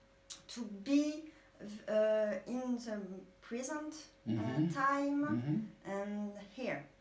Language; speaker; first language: English; non-native, learner; French